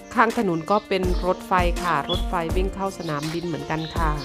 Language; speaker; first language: Thai; non-native, local second language; Lao